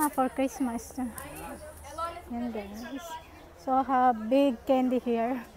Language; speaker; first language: English; non-native, learner; Filipino